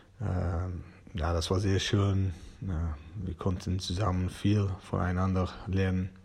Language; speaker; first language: German; non-native, fluent; Persian